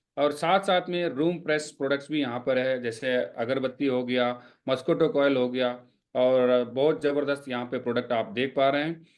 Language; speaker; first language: Hindi; non-native, local second language; Kannada